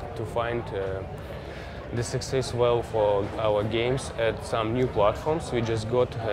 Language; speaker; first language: English; non-native, fluent; Russian